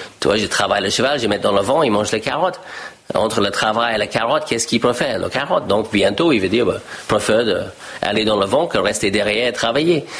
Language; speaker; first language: French; non-native, fluent; English